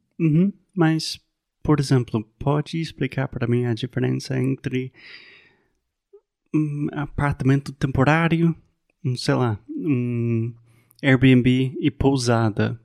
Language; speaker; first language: Portuguese; non-native, fluent; English